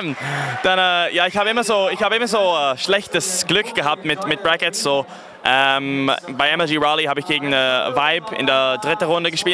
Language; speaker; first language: German; non-native, fluent; English